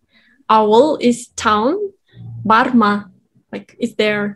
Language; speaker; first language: English; non-native, fluent; Kazakh